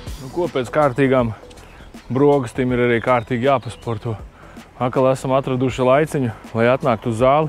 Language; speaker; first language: Latvian; native; Latvian